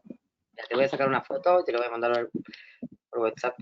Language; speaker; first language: Spanish; native; Spanish